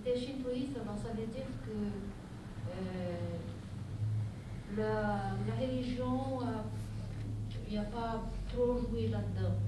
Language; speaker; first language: French; non-native, fluent; Portuguese